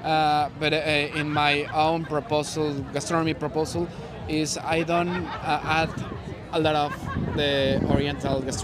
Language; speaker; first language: English; non-native, learner; Spanish